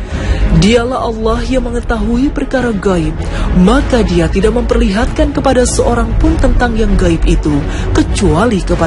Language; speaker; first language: Indonesian; native; Indonesian